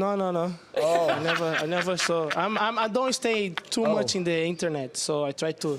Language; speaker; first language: English; non-native, learner; Portuguese